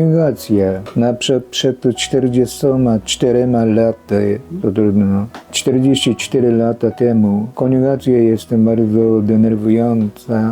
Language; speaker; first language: Polish; non-native, fluent; Japanese